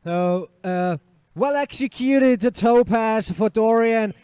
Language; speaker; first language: English; non-native, fluent; German